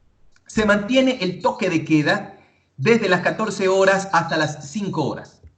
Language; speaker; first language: Spanish; native; Spanish